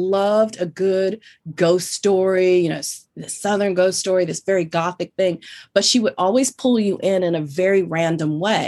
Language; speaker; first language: English; native; English